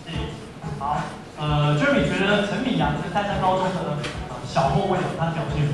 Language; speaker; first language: Chinese; native; Chinese